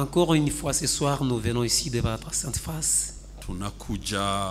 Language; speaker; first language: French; non-native, local second language; Swahili